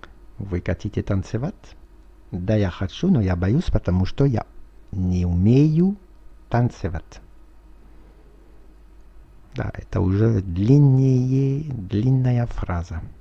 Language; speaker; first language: Russian; non-native, fluent; French